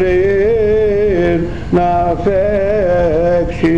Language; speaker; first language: Greek; native; Greek